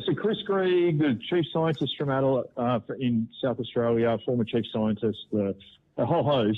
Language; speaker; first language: English; native; English